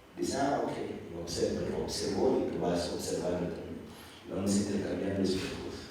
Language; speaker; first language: Spanish; non-native, fluent; Tsonga